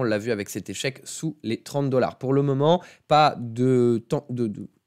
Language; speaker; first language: French; native; French